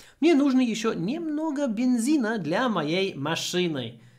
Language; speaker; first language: Russian; non-native, fluent; English